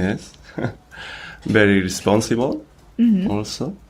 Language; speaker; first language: English; non-native, learner; Spanish